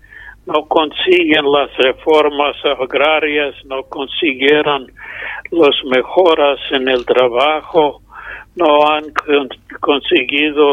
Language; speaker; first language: Spanish; non-native, fluent; English